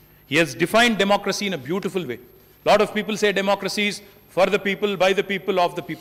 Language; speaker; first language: English; non-native, local second language; Telugu